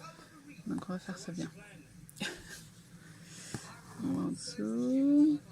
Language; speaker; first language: French; native; French